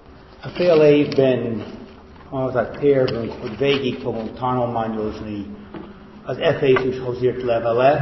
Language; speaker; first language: Hungarian; non-native, fluent; English